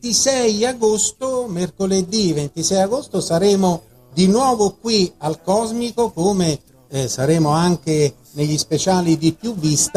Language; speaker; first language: Italian; native; Italian